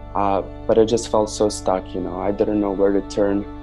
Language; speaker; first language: English; non-native, fluent; Serbian